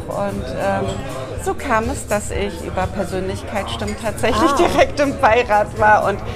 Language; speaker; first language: German; native; German